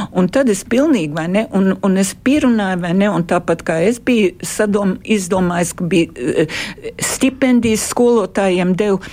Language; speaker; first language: Latvian; early bilingual, heritage; Latvian